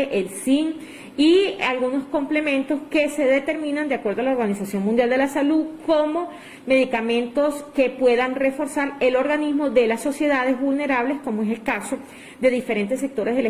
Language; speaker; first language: Spanish; native; Spanish